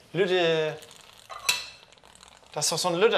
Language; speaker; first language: German; native; German